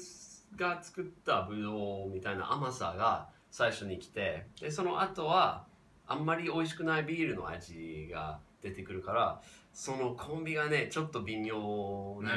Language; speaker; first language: Japanese; non-native, fluent; English